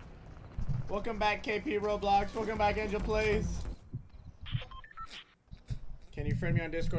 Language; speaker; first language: English; native; English